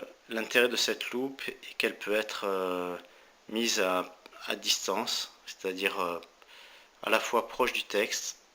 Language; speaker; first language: French; native; French